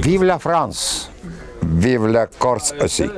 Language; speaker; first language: French; non-native, learner; Russian